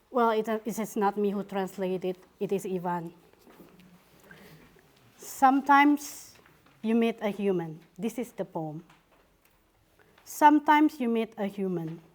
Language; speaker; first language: English; non-native, fluent; Indonesian